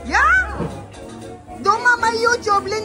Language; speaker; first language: Dutch; non-native, learner; Filipino